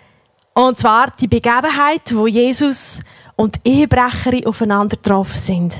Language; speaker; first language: German; native; German